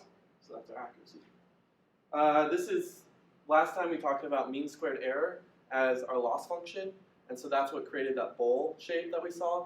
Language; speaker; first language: English; native; English